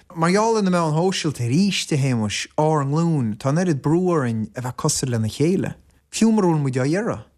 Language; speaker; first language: Irish; native; Irish